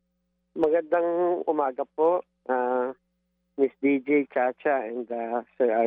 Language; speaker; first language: Filipino; native; Filipino